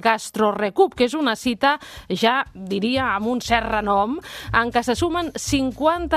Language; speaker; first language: Catalan; native; Catalan